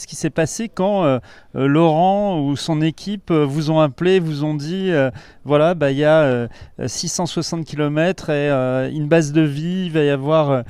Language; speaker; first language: French; native; French